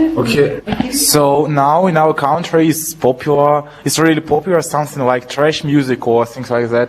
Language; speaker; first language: English; non-native, learner; Russian